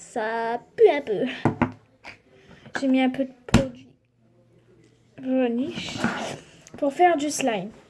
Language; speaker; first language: French; native; French